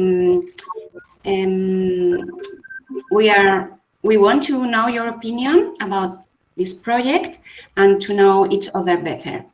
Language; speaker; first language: English; non-native, fluent; Spanish